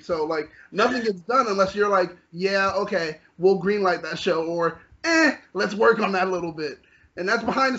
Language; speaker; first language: English; native; English